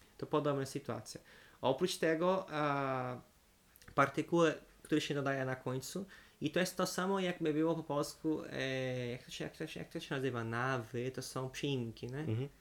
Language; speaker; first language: Polish; non-native, fluent; Portuguese